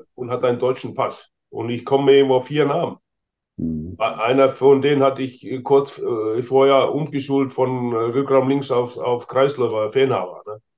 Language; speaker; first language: German; non-native, fluent; Icelandic